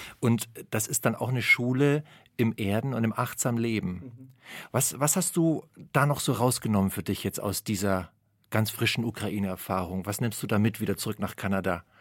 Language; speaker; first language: German; native; German